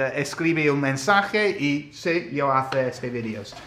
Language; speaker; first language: Spanish; non-native, learner; English